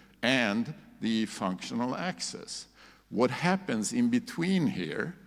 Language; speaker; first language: English; non-native, fluent; Swedish